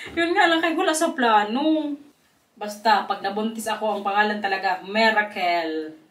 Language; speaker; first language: Filipino; non-native, local second language; Waray